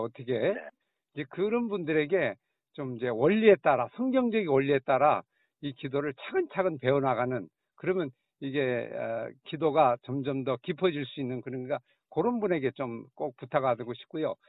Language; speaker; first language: Korean; native; Korean